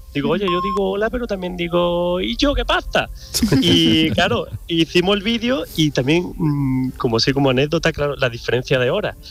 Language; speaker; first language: Spanish; native; Spanish